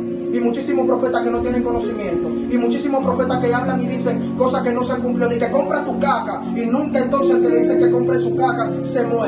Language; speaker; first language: Spanish; native; Spanish